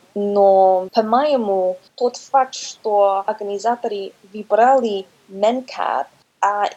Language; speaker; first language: Russian; non-native, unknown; English